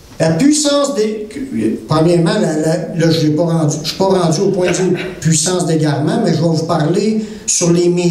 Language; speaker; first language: French; native; French